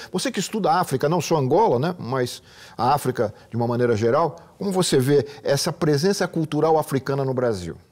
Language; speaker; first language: Portuguese; native; Portuguese